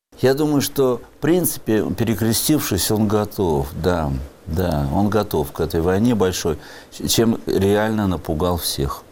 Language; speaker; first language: Russian; native; Russian